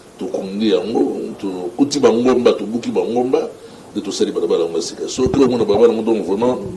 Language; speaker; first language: Lingala; native; Lingala